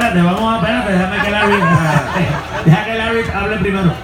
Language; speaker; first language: Spanish; native; Spanish